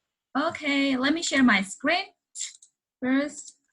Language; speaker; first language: English; non-native, learner; Mongolian